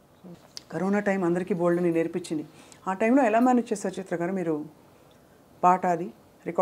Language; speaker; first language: Telugu; native; Telugu